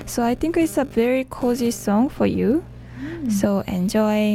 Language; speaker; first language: English; non-native, learner; Japanese